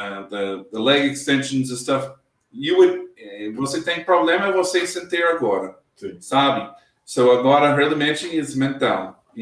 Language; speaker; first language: Portuguese; non-native, learner; English